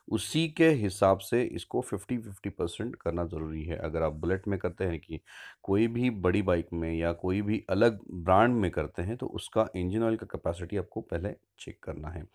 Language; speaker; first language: Hindi; non-native, local second language; Marathi